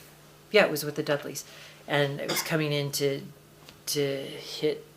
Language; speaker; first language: English; native; English